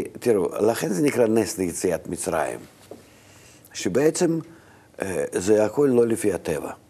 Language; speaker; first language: Hebrew; non-native, fluent; Russian